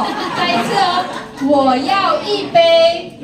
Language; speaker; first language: Chinese; non-native, fluent; Filipino